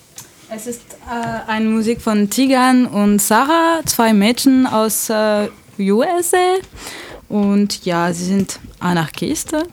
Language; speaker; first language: German; non-native, learner; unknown